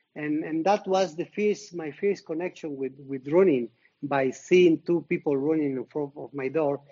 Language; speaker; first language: English; non-native, learner; Spanish